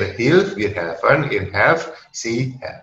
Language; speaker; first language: German; non-native, learner; Indonesian